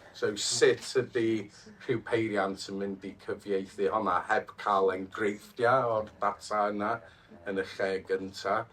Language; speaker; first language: Welsh; non-native, fluent; English